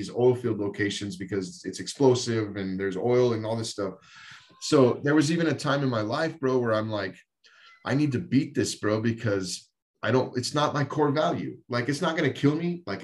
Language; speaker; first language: English; native; English